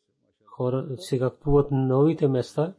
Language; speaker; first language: Bulgarian; non-native, learner; Urdu